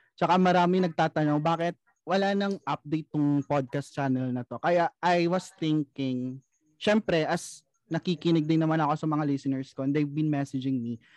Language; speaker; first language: Filipino; non-native, local second language; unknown